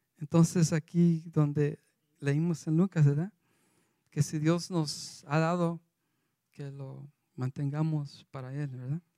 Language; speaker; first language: Spanish; early bilingual, heritage; Spanish